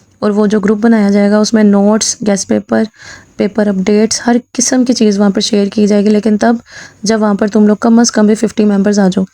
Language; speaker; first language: Urdu; non-native, local second language; Punjabi